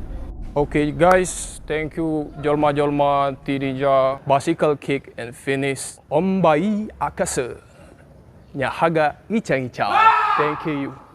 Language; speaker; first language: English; non-native, learner; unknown